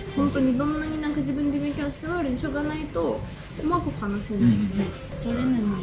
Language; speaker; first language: Japanese; non-native, fluent; Russian